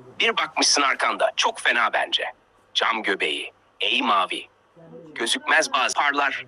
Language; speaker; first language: Turkish; native; Turkish